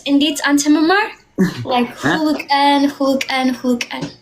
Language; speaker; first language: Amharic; non-native, learner; English